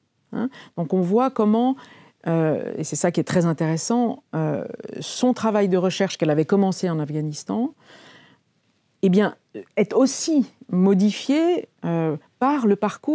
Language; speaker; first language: French; native; French